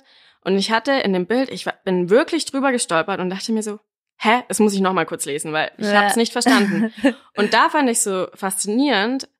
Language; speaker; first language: German; native; German